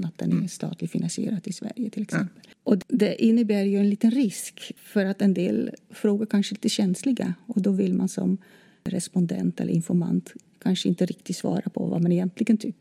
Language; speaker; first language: Swedish; non-native, fluent; Dutch